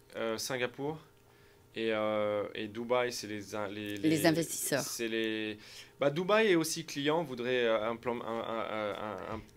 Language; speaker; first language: French; native; French